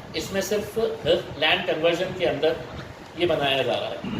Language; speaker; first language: Hindi; non-native, local second language; Marathi